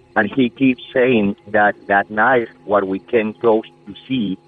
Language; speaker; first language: English; non-native, fluent; Spanish